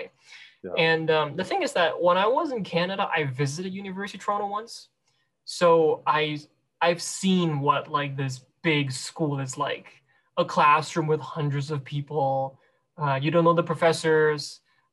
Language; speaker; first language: English; non-native, local second language; Cantonese